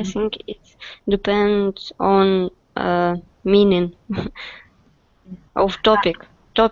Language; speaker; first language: English; non-native, learner; Russian